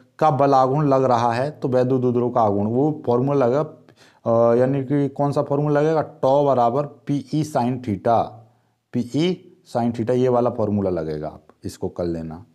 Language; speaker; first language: Hindi; native; Hindi